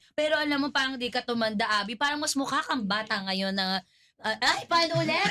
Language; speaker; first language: Filipino; native; Filipino